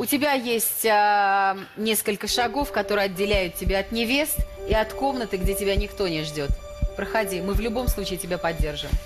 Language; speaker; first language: Russian; native; Russian